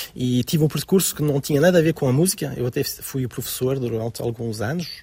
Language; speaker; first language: Portuguese; early bilingual, heritage; French